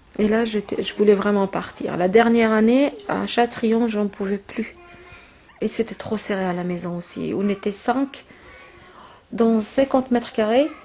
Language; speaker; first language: French; non-native, local second language; Arabic